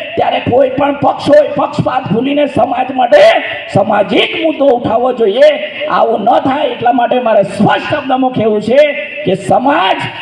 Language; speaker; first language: Gujarati; non-native, local second language; Rathawi